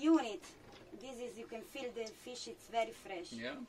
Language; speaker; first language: English; non-native, fluent; Italian